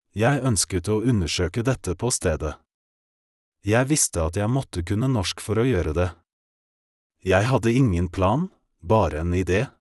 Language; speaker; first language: Norwegian; non-native, learner; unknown